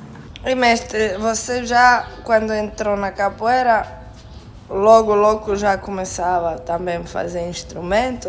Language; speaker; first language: Portuguese; non-native, fluent; Slovenian